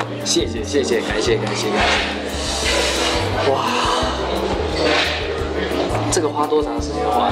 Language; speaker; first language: Chinese; non-native, fluent; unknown